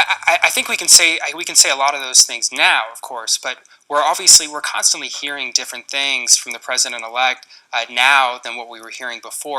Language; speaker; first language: English; native; English